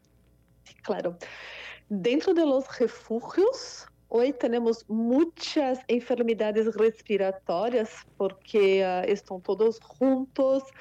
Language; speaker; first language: Spanish; non-native, fluent; Portuguese